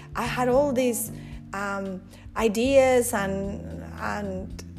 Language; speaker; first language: English; non-native, fluent; Spanish